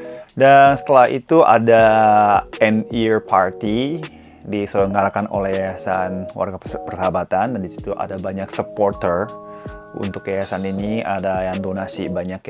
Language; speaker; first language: Indonesian; non-native, fluent; Japanese